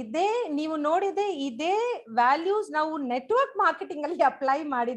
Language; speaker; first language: Kannada; non-native, fluent; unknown